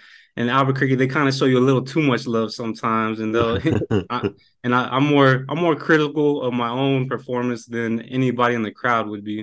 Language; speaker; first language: English; native; English